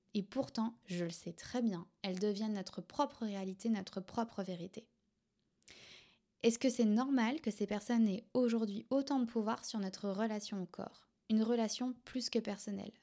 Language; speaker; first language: French; native; French